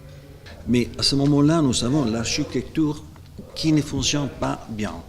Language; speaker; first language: French; non-native, fluent; Italian